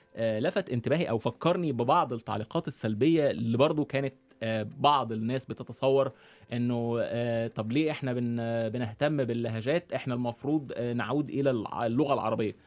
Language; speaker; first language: Arabic; native; Arabic